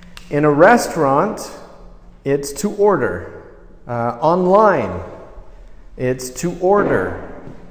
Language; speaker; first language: English; native; English